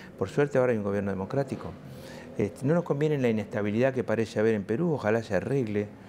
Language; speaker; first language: Spanish; native; Spanish